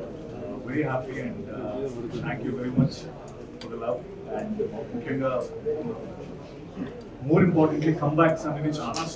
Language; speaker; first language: Telugu; native; Telugu